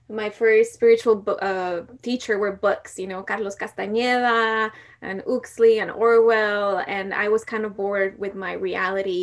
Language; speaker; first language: English; non-native, fluent; Spanish